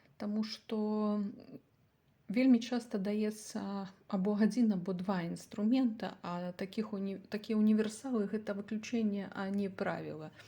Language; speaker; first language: Belarusian; native; Belarusian